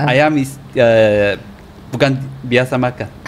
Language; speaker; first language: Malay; non-native, learner; Korean